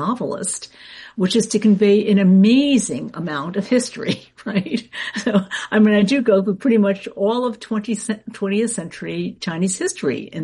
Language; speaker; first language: English; native; English